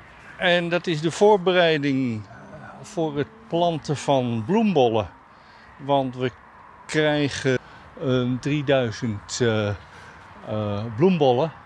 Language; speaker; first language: Dutch; native; Dutch